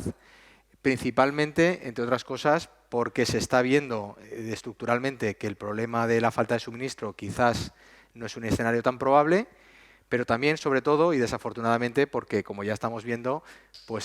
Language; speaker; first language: Spanish; native; Spanish